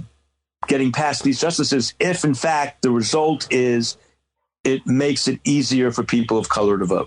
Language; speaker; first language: English; native; English